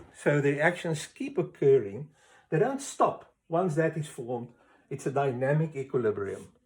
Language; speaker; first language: English; non-native, local second language; Afrikaans